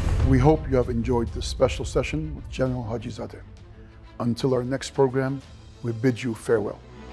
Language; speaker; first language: English; non-native, fluent; Persian